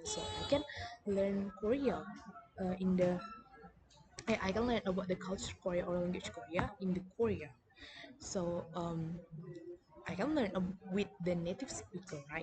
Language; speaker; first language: English; non-native, learner; Indonesian